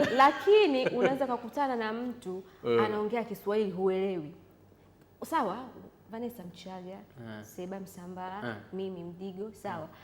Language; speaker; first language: Swahili; native; Swahili